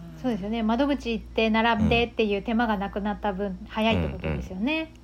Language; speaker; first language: Japanese; native; Japanese